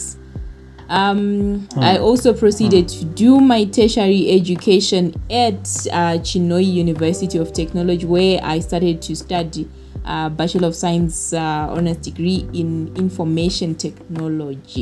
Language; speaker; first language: English; non-native, local second language; Shona